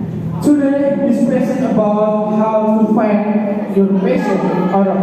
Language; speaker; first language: English; non-native, learner; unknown